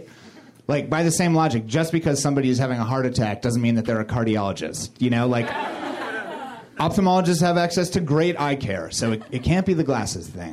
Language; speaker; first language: English; native; English